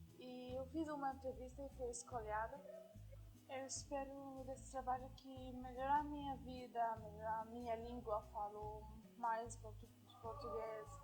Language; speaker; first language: Portuguese; non-native, learner; Arabic